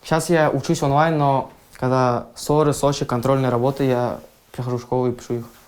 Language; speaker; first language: Russian; native; Russian